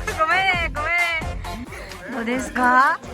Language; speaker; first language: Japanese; non-native, fluent; Mongolian